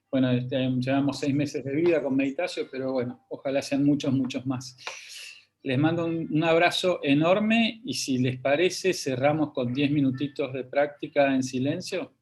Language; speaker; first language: Spanish; native; Spanish